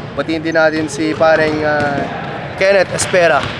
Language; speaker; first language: Filipino; native; Filipino